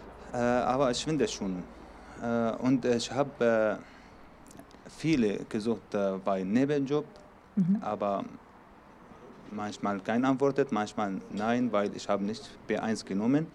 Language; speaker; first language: German; non-native, learner; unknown